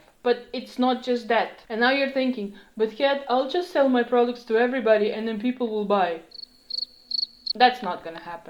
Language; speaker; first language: English; non-native, fluent; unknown